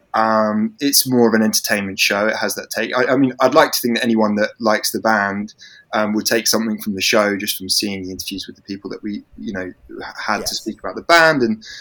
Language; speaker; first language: English; native; English